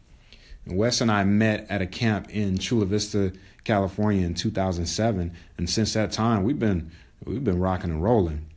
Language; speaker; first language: English; native; English